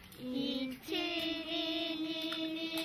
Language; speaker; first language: Korean; native; Korean